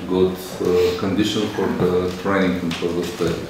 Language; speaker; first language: English; non-native, fluent; Bulgarian